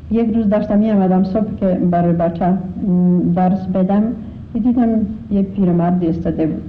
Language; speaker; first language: Persian; non-native, fluent; Polish